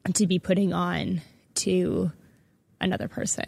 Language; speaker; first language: English; native; English